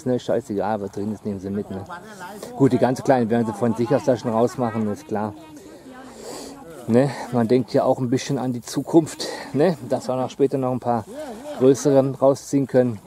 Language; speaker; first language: German; native; German